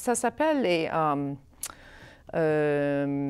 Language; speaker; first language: French; non-native, fluent; English